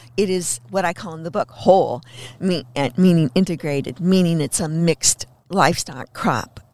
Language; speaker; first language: English; native; English